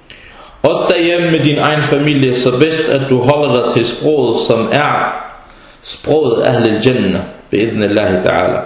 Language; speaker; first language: Danish; early bilingual, other home language; Arabic